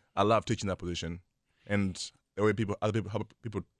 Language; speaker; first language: English; non-native, local second language; Swahili